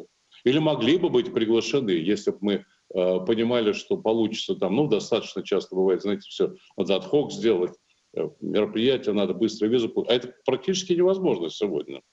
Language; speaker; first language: Russian; native; Russian